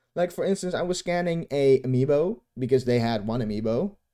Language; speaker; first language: English; non-native, fluent; Dutch